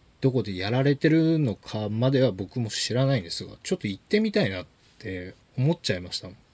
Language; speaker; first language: Japanese; native; Japanese